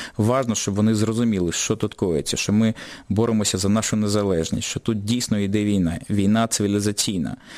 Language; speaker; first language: Ukrainian; non-native, local second language; Russian